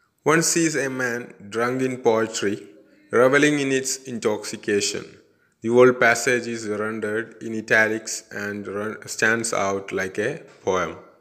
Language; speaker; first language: English; non-native, local second language; Malayalam